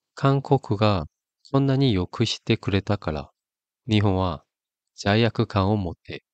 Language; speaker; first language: Japanese; non-native, fluent; Korean